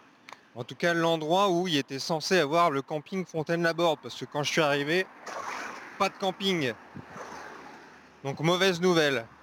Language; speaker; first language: French; native; French